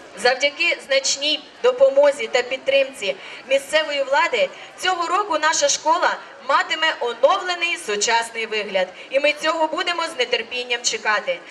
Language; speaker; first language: Ukrainian; native; Ukrainian